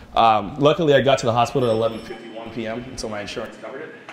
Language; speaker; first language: English; native; English